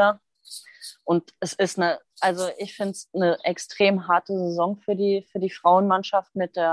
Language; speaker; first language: German; native; German